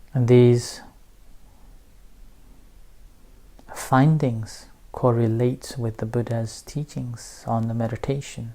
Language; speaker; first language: English; non-native, fluent; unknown